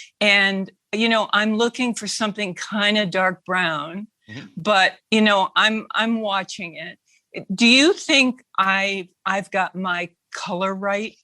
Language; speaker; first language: English; native; English